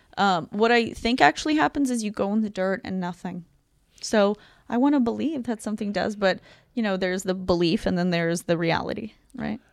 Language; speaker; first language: English; non-native, fluent; Russian